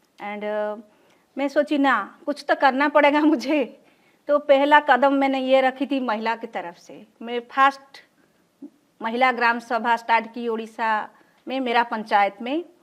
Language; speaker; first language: Hindi; non-native, local second language; Odia